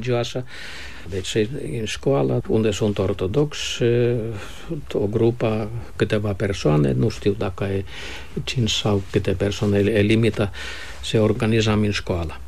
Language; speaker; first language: Romanian; non-native, fluent; Finnish